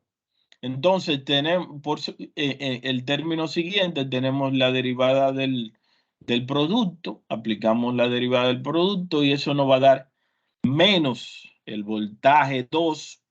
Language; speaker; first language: Spanish; native; Spanish